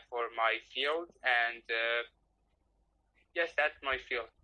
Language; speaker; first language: English; non-native, learner; Persian